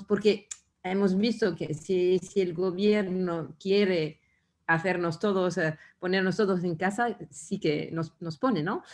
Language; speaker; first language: Spanish; non-native, fluent; French